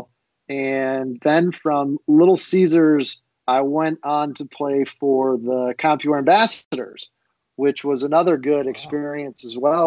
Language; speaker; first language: English; native; English